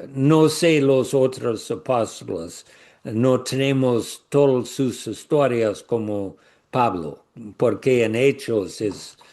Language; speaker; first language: Spanish; non-native, learner; English